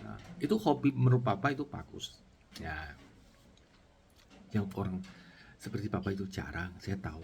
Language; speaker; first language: Indonesian; non-native, learner; Chinese